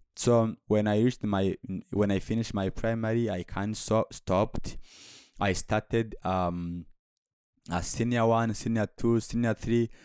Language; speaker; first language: English; non-native, local second language; Kinyarwanda